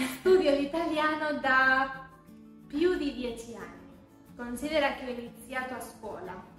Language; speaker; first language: Italian; non-native, fluent; Spanish